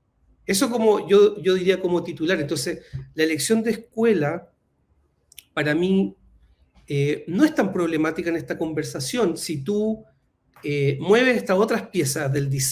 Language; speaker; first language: Spanish; native; Spanish